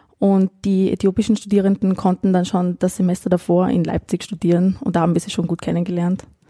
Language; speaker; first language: German; native; German